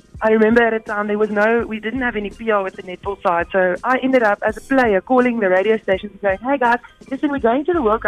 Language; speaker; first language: English; non-native, local second language; Afrikaans